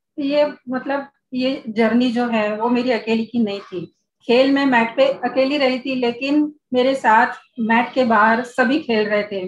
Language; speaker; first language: Hindi; non-native, local second language; Marathi